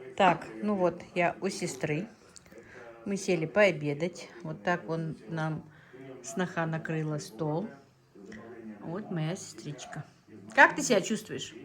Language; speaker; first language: Russian; native; Russian